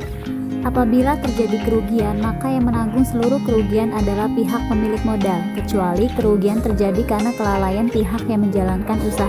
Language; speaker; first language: Indonesian; native; Indonesian